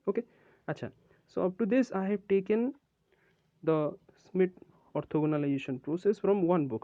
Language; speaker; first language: English; non-native, local second language; Odia